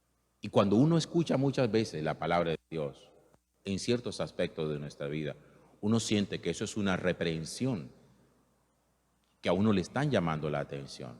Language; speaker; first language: Spanish; native; Spanish